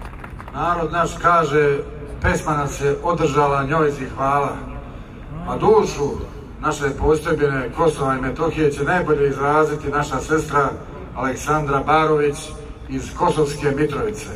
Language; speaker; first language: Bosnian; native; Bosnian